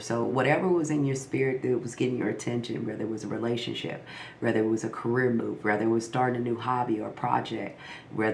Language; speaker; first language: English; native; English